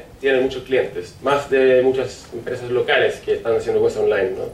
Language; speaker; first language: Spanish; non-native, fluent; Swedish